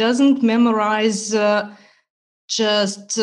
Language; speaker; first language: English; non-native, fluent; Russian